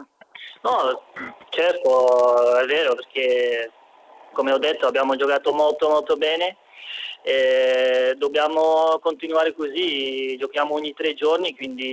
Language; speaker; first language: Italian; non-native, fluent; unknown